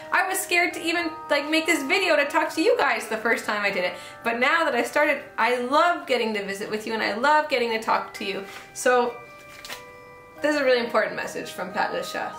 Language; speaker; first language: English; native; English